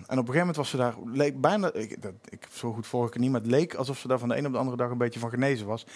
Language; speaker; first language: Dutch; native; Dutch